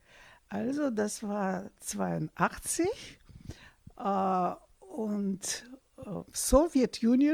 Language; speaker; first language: German; non-native, fluent; Russian